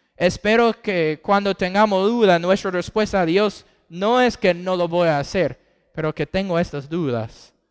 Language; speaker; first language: Spanish; non-native, fluent; English